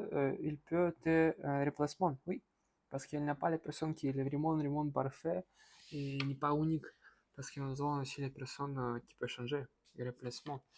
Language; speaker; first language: French; non-native, learner; Russian